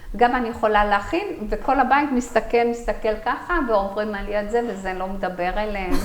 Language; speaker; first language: Hebrew; early bilingual, other home language; Arabic